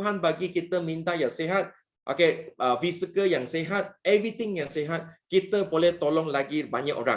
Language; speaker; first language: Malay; non-native, local second language; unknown